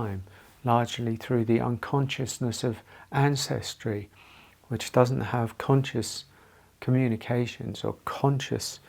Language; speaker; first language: English; native; English